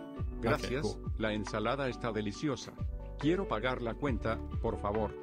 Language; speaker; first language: Spanish; non-native, learner; English